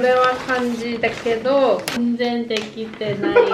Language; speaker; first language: Japanese; non-native, learner; Korean